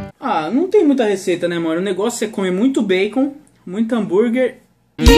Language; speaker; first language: Portuguese; native; Portuguese